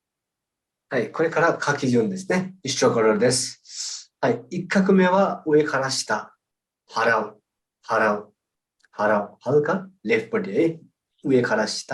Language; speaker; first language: Japanese; non-native, fluent; Nepali